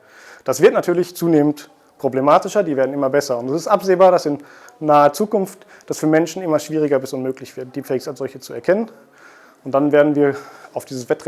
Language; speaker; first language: German; native; German